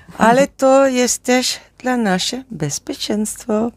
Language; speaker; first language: Polish; non-native, learner; Dutch